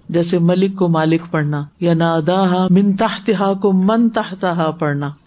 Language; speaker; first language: Urdu; native; Urdu